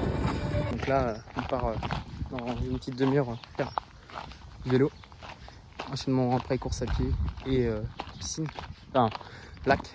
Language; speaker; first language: French; native; French